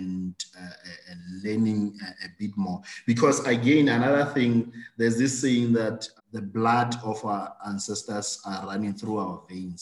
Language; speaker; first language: English; non-native, local second language; Southern Sotho